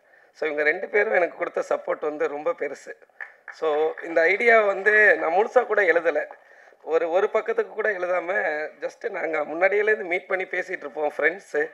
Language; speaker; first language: Tamil; native; Tamil